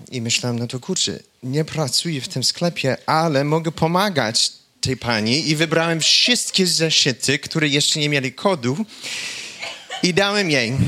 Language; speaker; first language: Polish; non-native, fluent; English